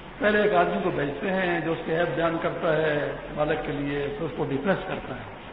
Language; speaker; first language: Urdu; non-native, local second language; Pashto